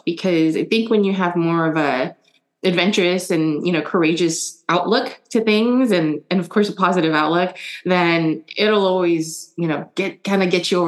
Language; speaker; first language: English; early bilingual, other home language; German